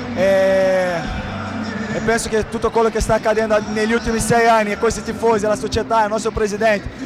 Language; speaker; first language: Italian; non-native, fluent; Portuguese